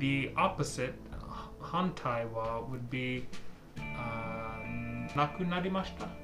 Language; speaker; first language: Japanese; non-native, learner; English